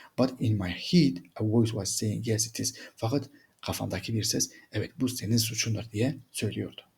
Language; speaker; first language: Turkish; native; Turkish